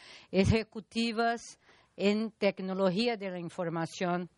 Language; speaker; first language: Spanish; non-native, learner; Portuguese